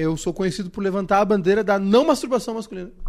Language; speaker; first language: Portuguese; native; Portuguese